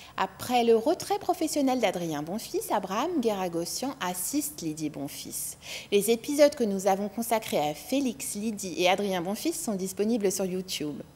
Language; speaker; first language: French; non-native, local second language; Arabic